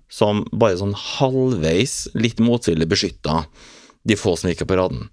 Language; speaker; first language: Norwegian; native; Norwegian